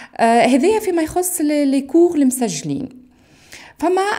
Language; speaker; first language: Arabic; native; Arabic